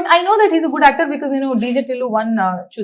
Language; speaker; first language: Telugu; non-native, learner; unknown